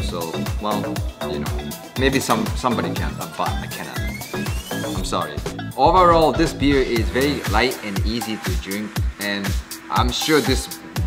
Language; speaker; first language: English; non-native, fluent; Japanese